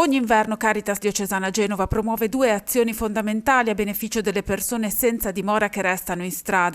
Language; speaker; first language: Italian; native; Italian